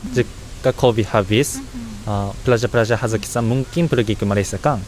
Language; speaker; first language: Malay; non-native, learner; Japanese